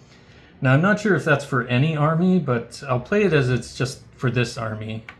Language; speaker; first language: English; native; English